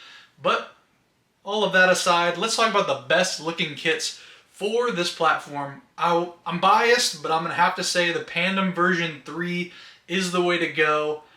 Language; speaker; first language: English; native; English